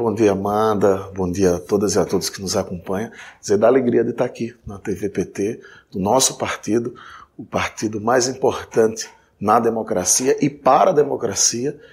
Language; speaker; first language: Portuguese; native; Portuguese